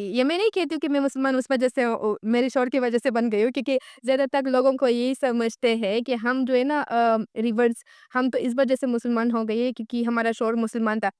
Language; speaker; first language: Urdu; non-native, fluent; Romanian